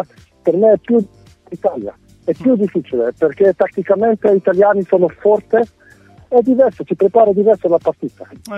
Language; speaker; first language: Italian; non-native, fluent; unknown